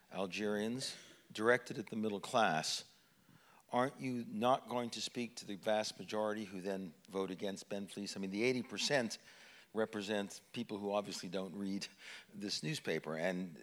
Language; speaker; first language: English; native; English